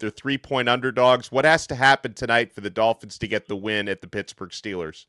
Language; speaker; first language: English; native; English